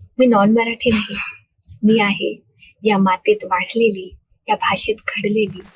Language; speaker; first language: Marathi; non-native, local second language; Hindi